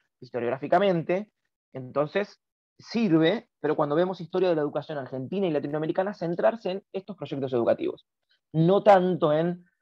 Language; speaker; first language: Spanish; native; Spanish